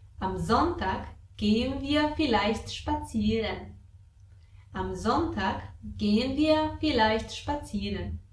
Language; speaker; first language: German; non-native, fluent; Polish